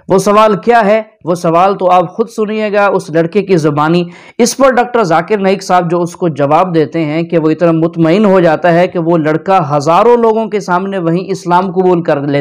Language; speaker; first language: Hindi; native; Hindi